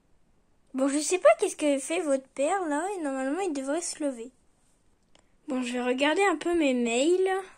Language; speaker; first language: French; native; French